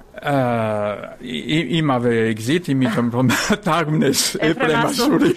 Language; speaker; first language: Georgian; non-native, fluent; Spanish